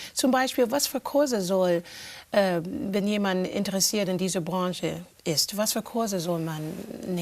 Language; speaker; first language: German; non-native, fluent; English